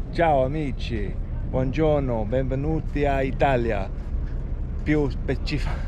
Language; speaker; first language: Italian; non-native, learner; English